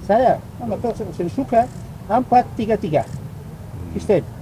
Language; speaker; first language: Indonesian; early bilingual, heritage; Indonesian